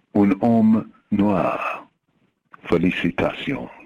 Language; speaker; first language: French; non-native, learner; English